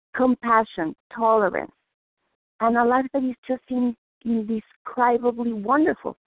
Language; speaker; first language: English; non-native, fluent; Spanish